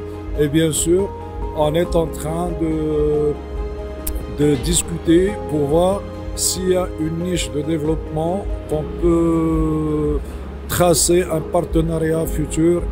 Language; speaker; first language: French; non-native, local second language; Arabic